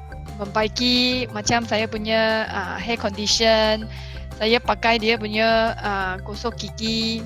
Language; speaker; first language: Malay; non-native, local second language; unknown